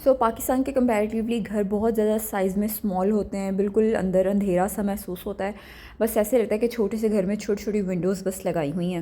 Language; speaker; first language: Urdu; native; Urdu